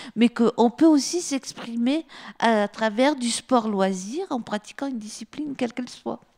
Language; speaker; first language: French; native; French